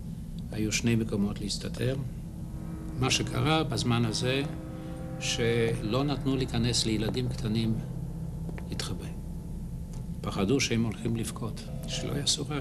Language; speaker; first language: Hebrew; non-native, fluent; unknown